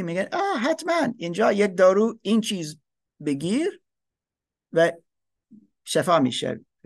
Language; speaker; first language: Persian; non-native, learner; English